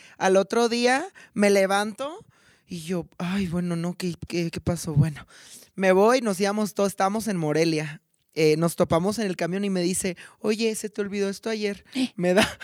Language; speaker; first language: Spanish; native; Spanish